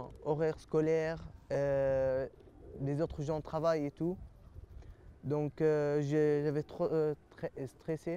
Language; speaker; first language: French; early bilingual, other home language; Arabic